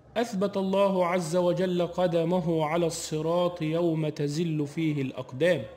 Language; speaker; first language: Arabic; native; Arabic